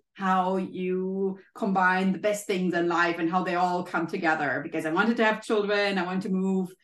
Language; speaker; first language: English; non-native, fluent; German